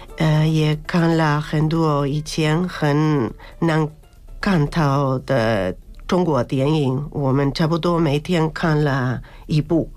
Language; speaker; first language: Chinese; non-native, learner; Spanish